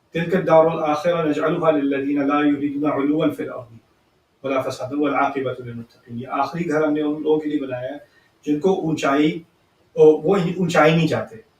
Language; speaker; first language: Urdu; early bilingual, heritage; Urdu